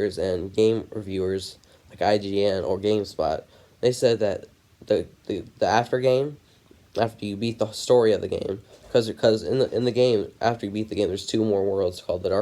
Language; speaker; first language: English; native; English